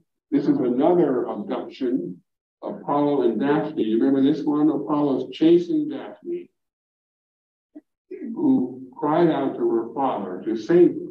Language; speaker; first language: English; native; English